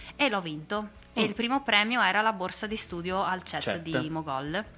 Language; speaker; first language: Italian; native; Italian